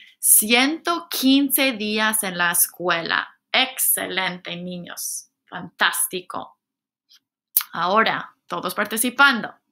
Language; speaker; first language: Spanish; non-native, fluent; English